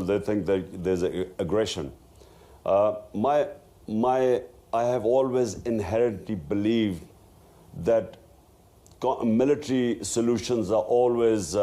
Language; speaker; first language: English; non-native, local second language; Urdu